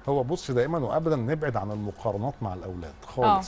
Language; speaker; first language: Arabic; native; Arabic